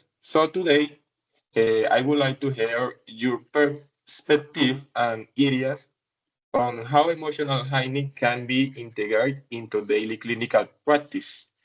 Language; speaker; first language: English; non-native, learner; Spanish